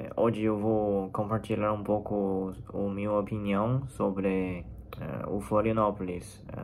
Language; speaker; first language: Portuguese; non-native, fluent; Chinese